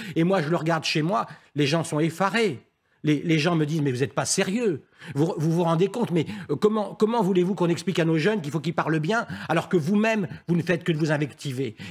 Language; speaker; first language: French; native; French